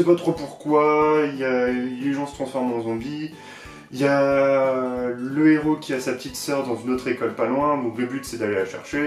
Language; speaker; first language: French; native; French